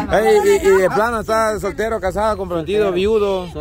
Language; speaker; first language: Spanish; native; Spanish